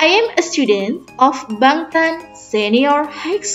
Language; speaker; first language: English; non-native, fluent; Indonesian